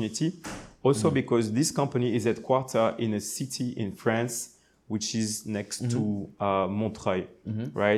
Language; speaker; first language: English; non-native, fluent; French